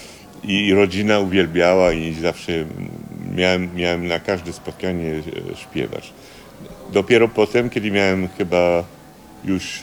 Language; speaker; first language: Polish; early bilingual, heritage; Polish